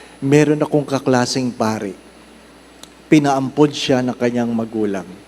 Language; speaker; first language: Filipino; non-native, local second language; Cebuano